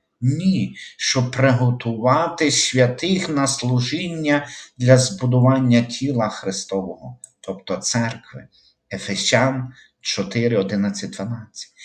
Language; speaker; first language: Ukrainian; native; Ukrainian